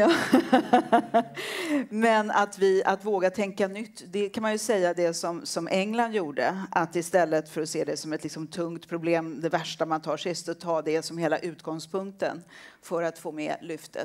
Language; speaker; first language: Swedish; native; Swedish